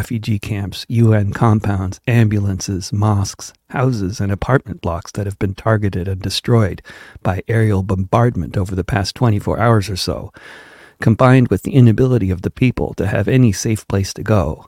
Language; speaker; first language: English; native; English